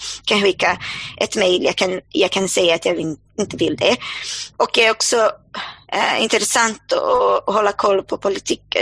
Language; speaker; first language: Swedish; non-native, fluent; Portuguese